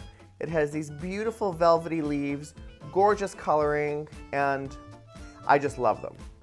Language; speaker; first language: English; native; English